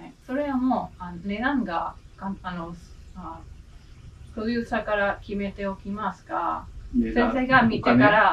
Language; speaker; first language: Japanese; non-native, learner; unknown